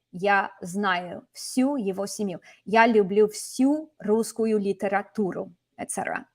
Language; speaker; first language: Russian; non-native, fluent; English